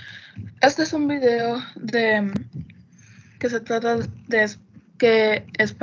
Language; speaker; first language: Spanish; early bilingual, heritage; Spanish